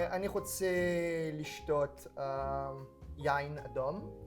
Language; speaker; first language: Hebrew; non-native, learner; French